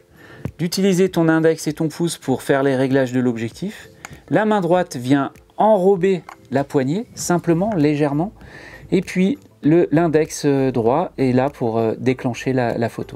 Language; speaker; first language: French; native; French